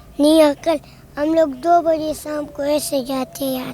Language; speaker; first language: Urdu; non-native, local second language; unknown